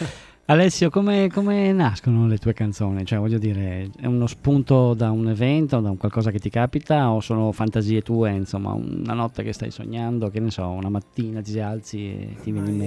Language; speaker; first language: Italian; native; Italian